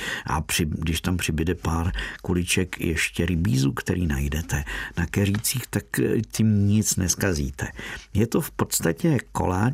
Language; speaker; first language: Czech; native; Czech